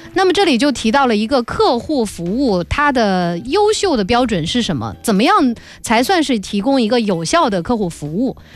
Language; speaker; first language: Chinese; native; Chinese